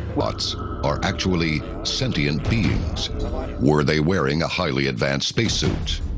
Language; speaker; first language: English; native; English